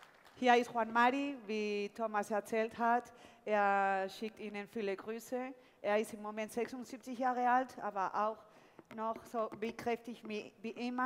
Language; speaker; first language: German; non-native, fluent; Spanish